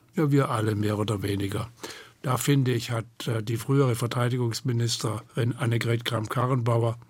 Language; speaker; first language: German; native; German